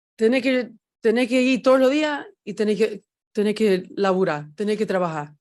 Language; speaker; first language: Spanish; early bilingual, heritage; Spanish